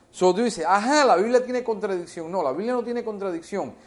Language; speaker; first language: Spanish; early bilingual, heritage; Spanish